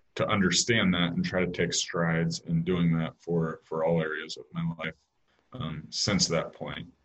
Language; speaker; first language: English; native; English